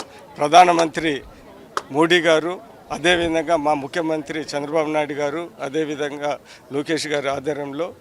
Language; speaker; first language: Telugu; native; Telugu